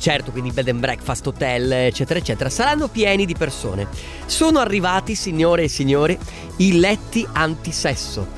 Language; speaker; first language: Italian; native; Italian